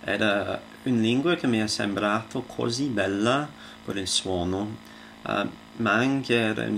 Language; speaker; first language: Italian; non-native, learner; English